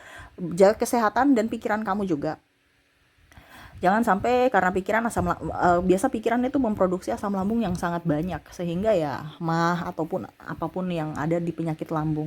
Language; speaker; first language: Indonesian; native; Indonesian